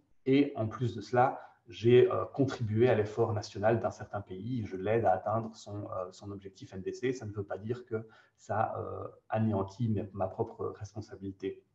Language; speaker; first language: French; native; French